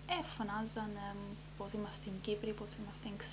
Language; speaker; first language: Greek; early bilingual, heritage; Greek